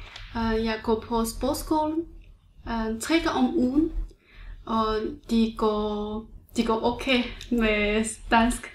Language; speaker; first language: Danish; non-native, learner; Chinese